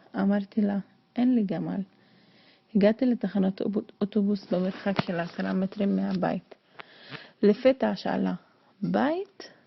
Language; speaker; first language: Hebrew; non-native, local second language; Arabic